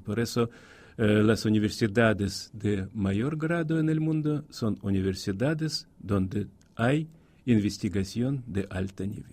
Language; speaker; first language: Spanish; non-native, fluent; Russian